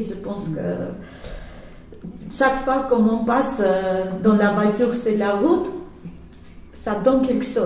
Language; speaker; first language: French; non-native, learner; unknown